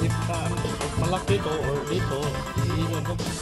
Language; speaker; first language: Filipino; non-native, local second language; Cebuano